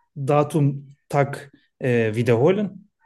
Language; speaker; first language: German; non-native, learner; Turkish